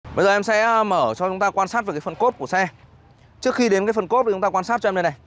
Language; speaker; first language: Vietnamese; native; Vietnamese